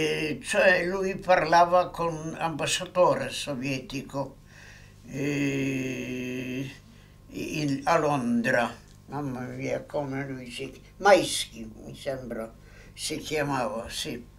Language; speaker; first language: Italian; non-native, fluent; Polish